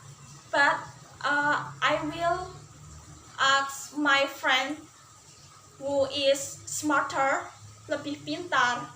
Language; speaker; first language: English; non-native, learner; Indonesian